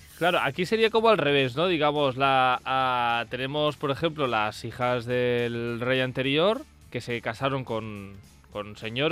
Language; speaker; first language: Spanish; native; Spanish